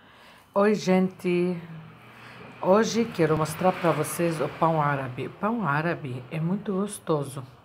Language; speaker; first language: Portuguese; non-native, fluent; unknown